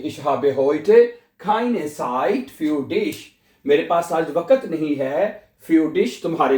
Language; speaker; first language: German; non-native, fluent; Urdu